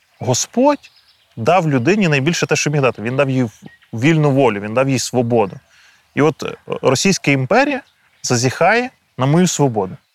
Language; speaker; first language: Ukrainian; native; Ukrainian